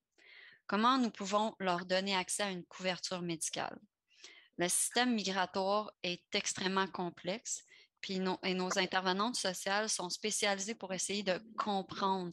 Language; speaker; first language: French; native; French